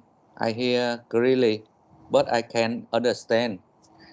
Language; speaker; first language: English; non-native, learner; Vietnamese